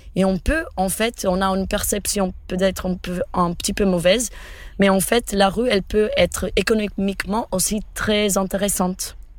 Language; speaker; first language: French; non-native, fluent; Portuguese